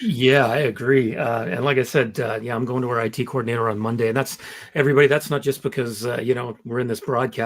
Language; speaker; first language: English; native; English